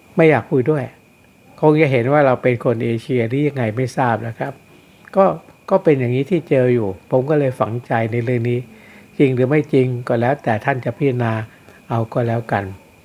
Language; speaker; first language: Thai; native; Thai